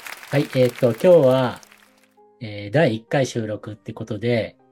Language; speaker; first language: Japanese; native; Japanese